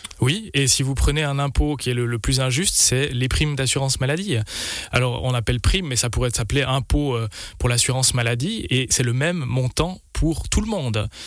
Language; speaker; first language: French; native; French